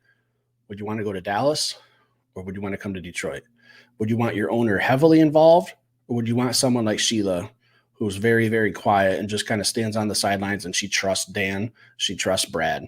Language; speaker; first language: English; native; English